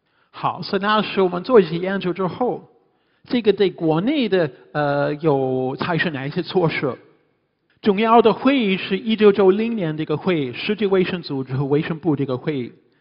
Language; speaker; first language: Chinese; non-native, fluent; English